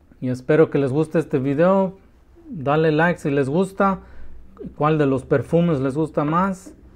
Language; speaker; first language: Spanish; early bilingual, heritage; Spanish